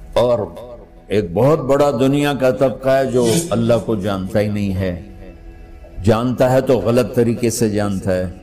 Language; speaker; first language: Urdu; non-native, local second language; Punjabi